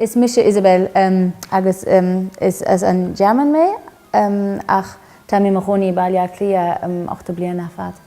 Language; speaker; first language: Irish; non-native, learner; German